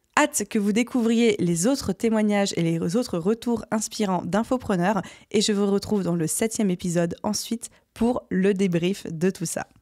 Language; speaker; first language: French; native; French